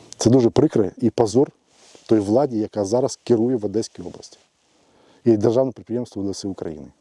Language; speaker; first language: Ukrainian; non-native, local second language; Russian